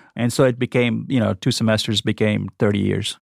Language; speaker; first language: English; non-native, local second language; Gujarati